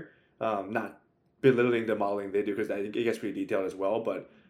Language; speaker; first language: English; native; English